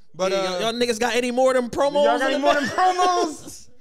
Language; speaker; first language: English; native; English